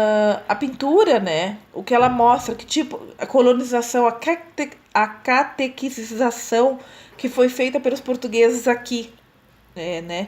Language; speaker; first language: Portuguese; native; Portuguese